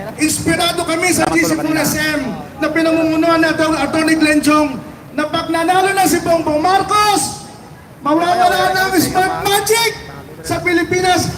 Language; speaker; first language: Filipino; non-native, local second language; Iloko